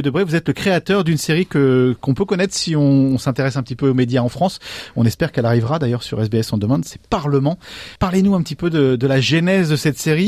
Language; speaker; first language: French; native; French